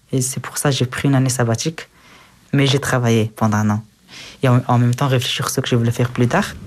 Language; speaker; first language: French; early bilingual, other home language; Persian